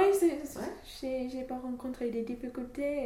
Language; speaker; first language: French; non-native, fluent; English